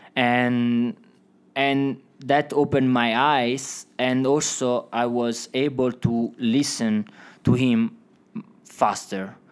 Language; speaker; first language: English; non-native, fluent; Italian